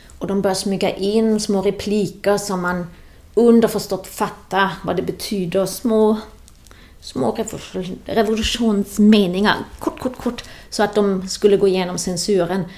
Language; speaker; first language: Swedish; non-native, fluent; German